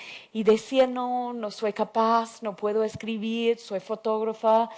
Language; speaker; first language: Spanish; non-native, fluent; English